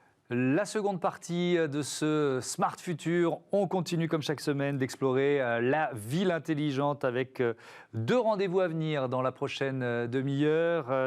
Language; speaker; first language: French; native; French